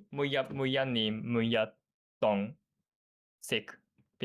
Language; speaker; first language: Cantonese; non-native, learner; Japanese